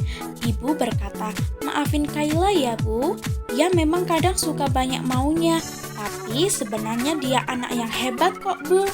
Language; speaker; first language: Indonesian; native; Indonesian